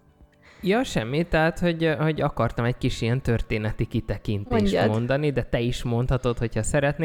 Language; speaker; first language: Hungarian; native; Hungarian